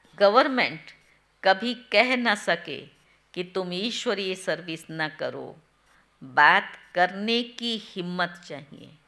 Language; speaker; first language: Hindi; non-native, local second language; Gujarati